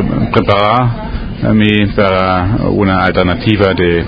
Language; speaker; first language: Spanish; non-native, learner; German